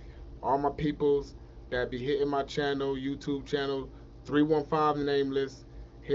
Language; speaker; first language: English; native; English